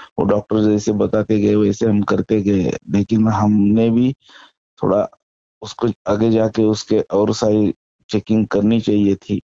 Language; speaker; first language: Hindi; non-native, local second language; Marathi